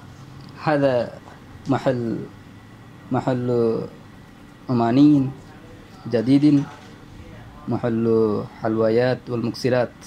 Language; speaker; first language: Arabic; non-native, learner; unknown